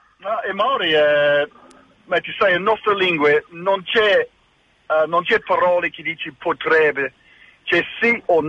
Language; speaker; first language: Italian; non-native, fluent; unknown